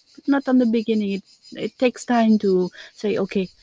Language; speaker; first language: English; non-native, learner; German